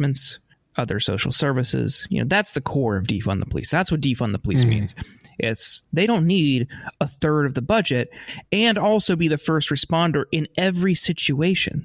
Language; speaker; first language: English; native; English